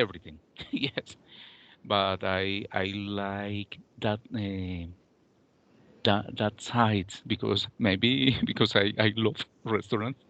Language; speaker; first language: English; non-native, learner; Spanish